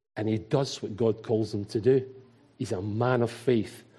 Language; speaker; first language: English; native; English